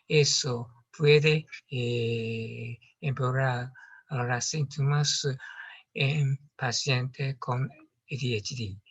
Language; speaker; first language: Spanish; non-native, learner; Japanese